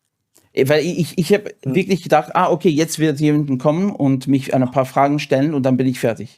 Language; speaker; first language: German; non-native, fluent; English